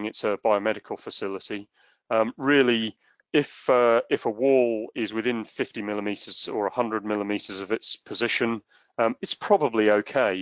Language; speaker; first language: English; native; English